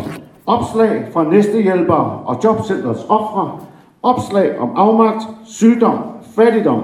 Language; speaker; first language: Danish; native; Danish